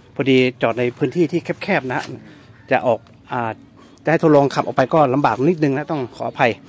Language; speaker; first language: Thai; non-native, local second language; Northeastern Thai